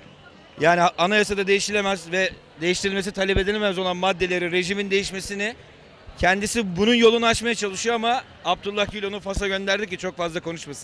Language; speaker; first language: Turkish; native; Turkish